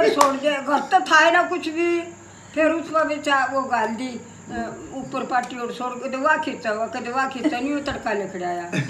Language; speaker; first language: Hindi; native; Hindi